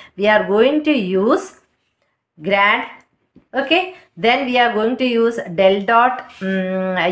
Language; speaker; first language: English; non-native, local second language; Malayalam